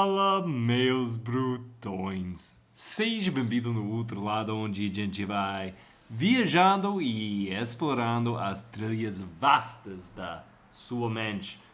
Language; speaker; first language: Portuguese; non-native, fluent; English